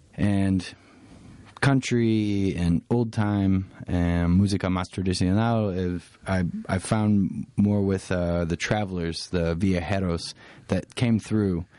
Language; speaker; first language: English; native; English